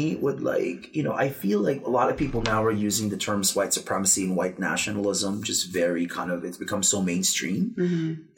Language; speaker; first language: English; non-native, local second language; Filipino